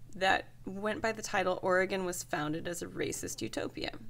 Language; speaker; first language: English; native; English